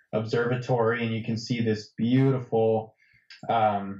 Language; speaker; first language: English; native; English